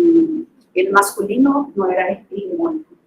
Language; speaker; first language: Spanish; non-native, fluent; Portuguese